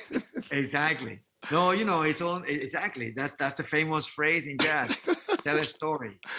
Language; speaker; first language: English; non-native, fluent; Spanish